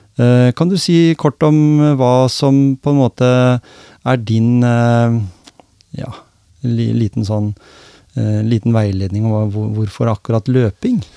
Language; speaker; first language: Norwegian; native; Norwegian